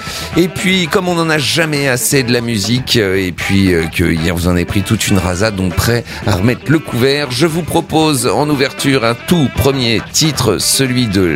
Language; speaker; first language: French; native; French